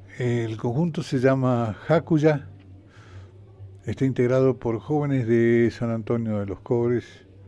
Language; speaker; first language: Spanish; native; Spanish